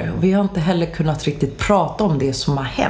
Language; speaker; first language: Swedish; early bilingual, other home language; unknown